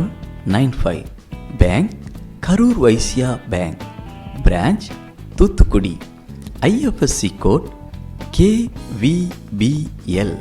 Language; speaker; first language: Tamil; native; Tamil